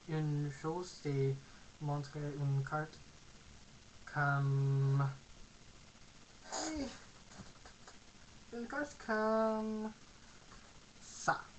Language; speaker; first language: French; non-native, learner; English